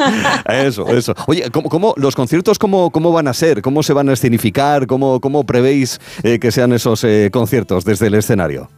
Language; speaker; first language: Spanish; native; Spanish